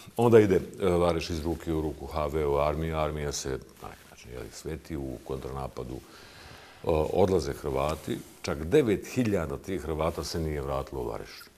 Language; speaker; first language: Bosnian; native; Bosnian